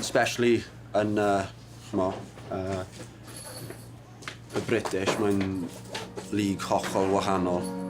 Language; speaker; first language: Welsh; non-native, local second language; English